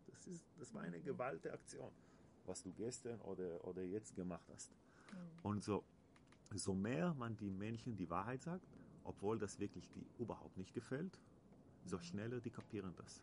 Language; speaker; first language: German; non-native, learner; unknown